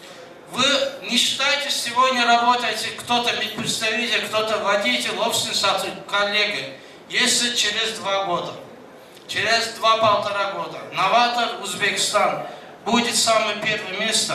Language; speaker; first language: Russian; non-native, fluent; Azerbaijani